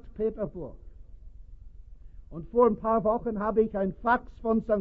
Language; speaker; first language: German; non-native, fluent; English